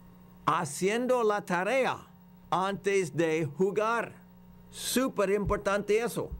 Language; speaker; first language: Spanish; non-native, fluent; English